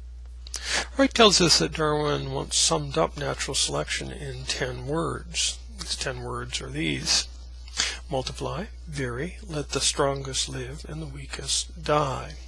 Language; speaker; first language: English; native; English